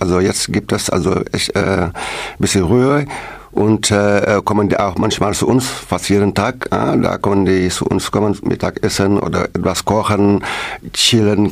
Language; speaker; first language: German; non-native, learner; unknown